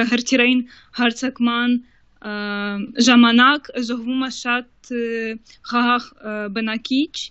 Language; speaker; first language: Armenian; early bilingual, heritage; Armenian